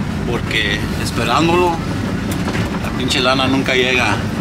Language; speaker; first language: Spanish; early bilingual, heritage; Spanish